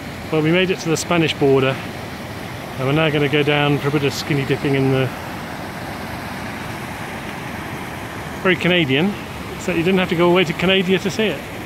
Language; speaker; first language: English; native; English